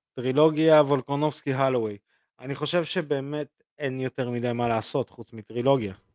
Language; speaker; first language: Hebrew; early bilingual, other home language; Russian